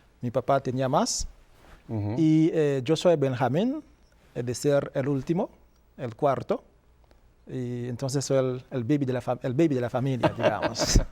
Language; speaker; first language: Spanish; non-native, fluent; Haitian Creole